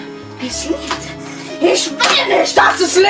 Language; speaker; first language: German; native; German